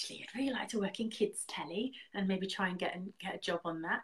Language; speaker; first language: English; native; English